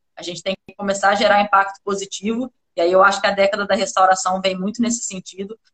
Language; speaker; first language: Portuguese; native; Portuguese